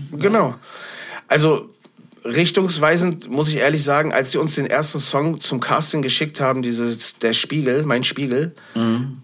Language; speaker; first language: German; native; German